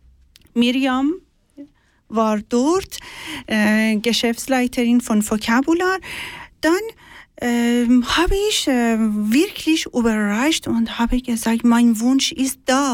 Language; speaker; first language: German; non-native, learner; Persian